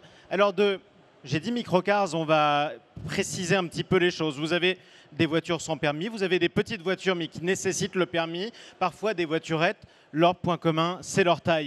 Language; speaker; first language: French; native; French